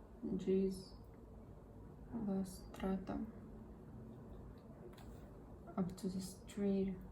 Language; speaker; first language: English; non-native, learner; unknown